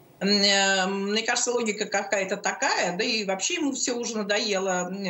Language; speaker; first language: Russian; native; Russian